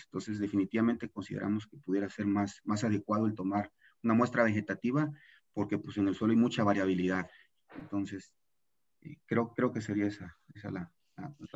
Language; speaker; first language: Spanish; native; Spanish